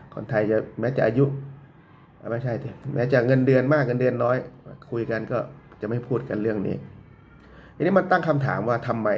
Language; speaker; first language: Thai; native; Thai